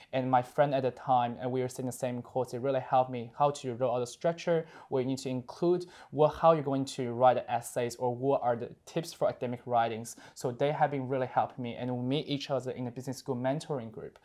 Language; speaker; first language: English; non-native, fluent; Chinese